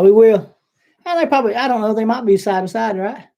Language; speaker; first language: English; native; English